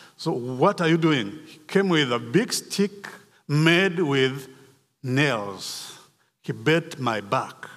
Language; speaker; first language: English; non-native, local second language; Kinyarwanda